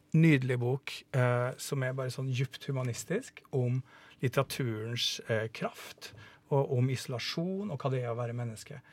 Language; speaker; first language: Norwegian; native; Norwegian